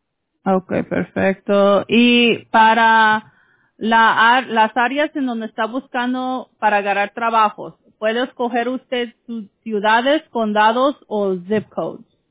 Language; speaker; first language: Spanish; early bilingual, heritage; Spanish